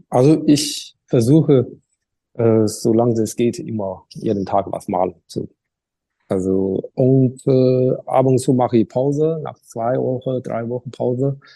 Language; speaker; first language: German; non-native, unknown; Chinese